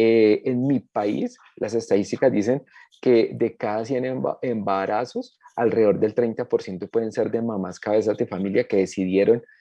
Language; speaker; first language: Spanish; native; Spanish